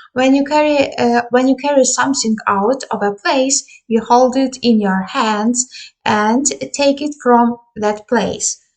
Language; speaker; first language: English; non-native, fluent; Ukrainian